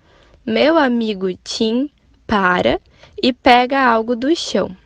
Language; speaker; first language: Portuguese; non-native, learner; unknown